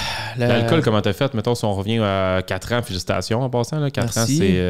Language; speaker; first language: French; native; French